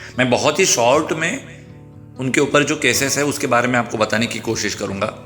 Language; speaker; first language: Hindi; non-native, local second language; Marathi